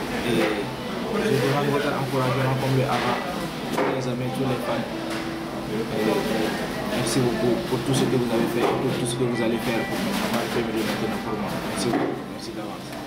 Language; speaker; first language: French; non-native, learner; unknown